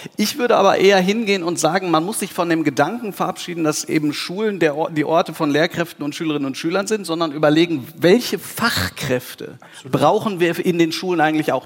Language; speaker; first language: German; native; German